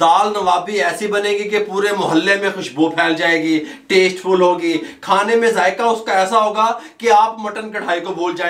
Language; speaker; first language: Hindi; non-native, local second language; Punjabi